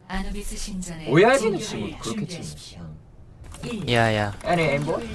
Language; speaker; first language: Korean; native; Korean